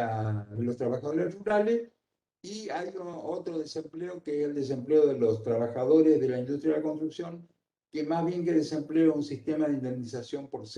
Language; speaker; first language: Spanish; native; Spanish